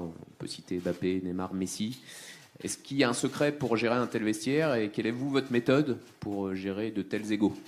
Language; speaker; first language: French; native; French